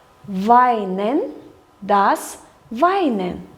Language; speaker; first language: German; non-native, fluent; Kyrgyz